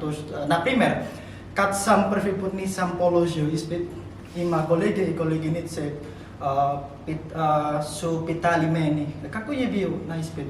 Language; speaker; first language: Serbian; non-native, learner; Indonesian